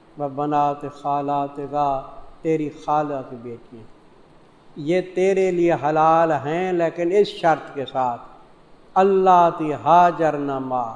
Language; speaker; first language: Urdu; non-native, local second language; Punjabi